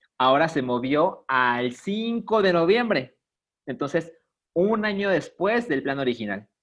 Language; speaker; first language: Spanish; native; Spanish